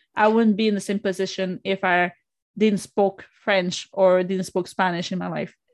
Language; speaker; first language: English; non-native, fluent; Spanish